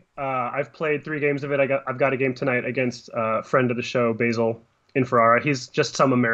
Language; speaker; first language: English; native; English